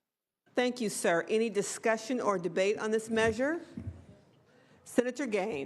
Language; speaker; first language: English; native; English